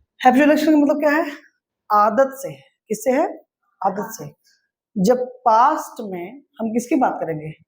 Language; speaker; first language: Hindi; native; Hindi